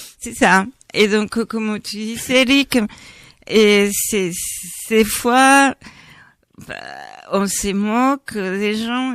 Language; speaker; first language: French; non-native, fluent; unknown